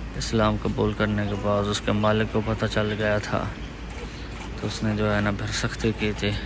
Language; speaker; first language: Urdu; non-native, local second language; Punjabi